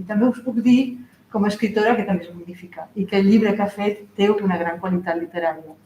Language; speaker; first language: Catalan; non-native, local second language; Spanish